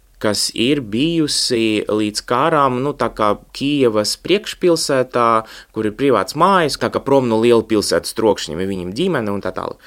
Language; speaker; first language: Latvian; non-native, local second language; Russian